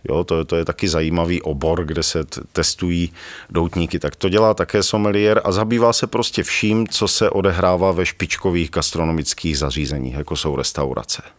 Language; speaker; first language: Czech; native; Czech